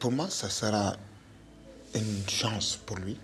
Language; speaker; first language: French; non-native, local second language; Fula